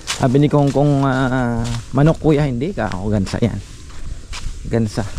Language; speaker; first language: Filipino; native; Filipino